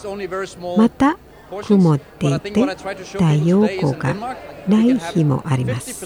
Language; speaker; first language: Japanese; non-native, fluent; Indonesian